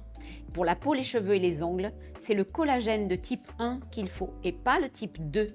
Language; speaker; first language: French; native; French